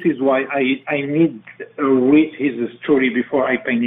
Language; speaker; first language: English; non-native, learner; French